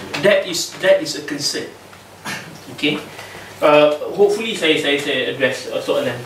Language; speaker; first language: English; non-native, local second language; Malay